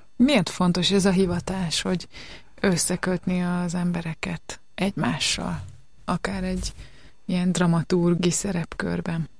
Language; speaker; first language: Hungarian; native; Hungarian